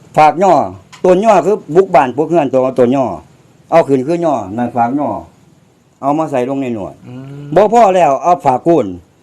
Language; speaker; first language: Thai; native; Thai